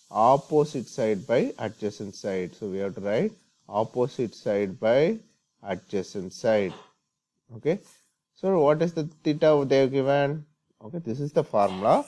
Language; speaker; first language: English; non-native, local second language; Tamil